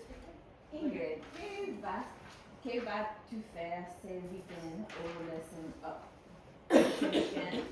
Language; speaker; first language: French; non-native, learner; English